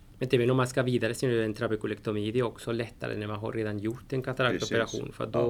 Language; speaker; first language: Swedish; non-native, fluent; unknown